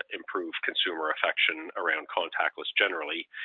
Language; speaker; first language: English; native; English